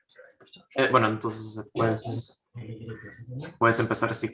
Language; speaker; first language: Spanish; non-native, fluent; English